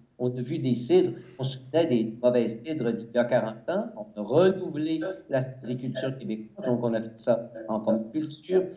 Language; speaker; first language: French; native; French